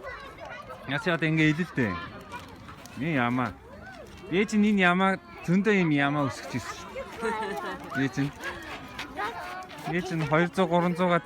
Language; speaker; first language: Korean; non-native, learner; Mongolian